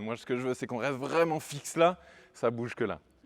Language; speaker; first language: French; native; French